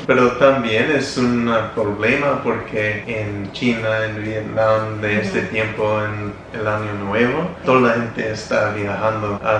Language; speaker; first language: Spanish; non-native, learner; English